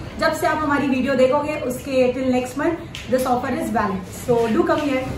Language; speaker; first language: Hindi; native; Hindi